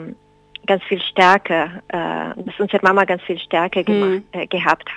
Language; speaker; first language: German; non-native, fluent; Spanish